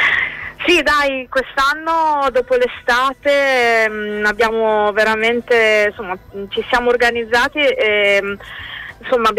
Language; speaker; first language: Italian; native; Italian